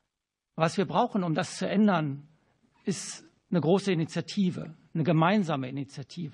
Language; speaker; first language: German; native; German